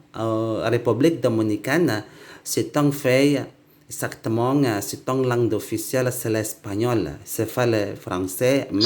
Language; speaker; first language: French; non-native, learner; Indonesian